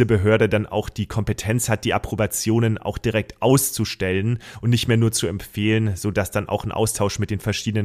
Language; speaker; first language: German; native; German